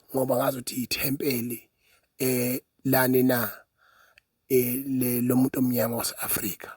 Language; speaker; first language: Zulu; native; Zulu